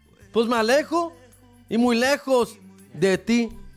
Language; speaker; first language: Spanish; early bilingual, other home language; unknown